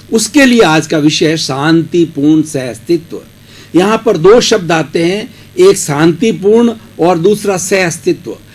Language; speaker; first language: Hindi; native; Hindi